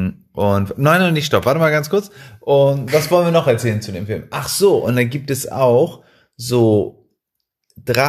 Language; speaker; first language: German; non-native, fluent; Spanish